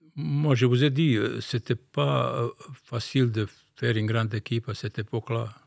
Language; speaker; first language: French; non-native, fluent; Bosnian